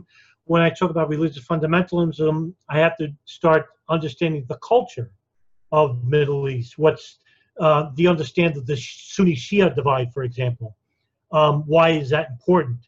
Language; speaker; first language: English; native; English